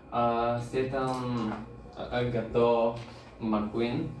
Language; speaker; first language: French; non-native, learner; Bulgarian